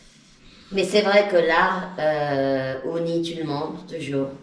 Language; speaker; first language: French; non-native, fluent; Spanish